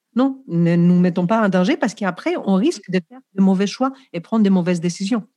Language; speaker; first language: French; non-native, fluent; Greek